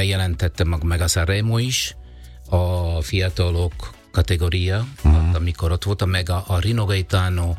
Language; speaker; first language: Hungarian; non-native, learner; Italian